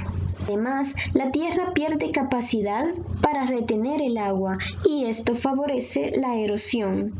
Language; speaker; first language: Spanish; native; Spanish